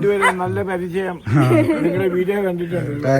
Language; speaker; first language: Malayalam; native; Malayalam